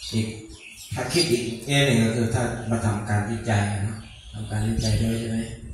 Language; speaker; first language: Thai; non-native, local second language; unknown